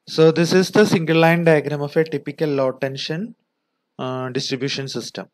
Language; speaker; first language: English; non-native, local second language; Malayalam